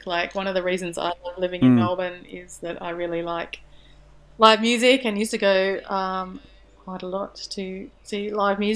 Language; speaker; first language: English; native; English